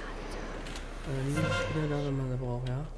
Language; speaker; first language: German; native; German